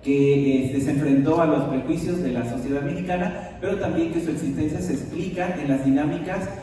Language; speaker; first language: Spanish; native; Spanish